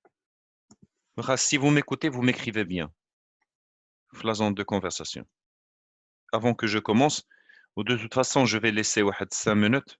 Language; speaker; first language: French; non-native, local second language; Arabic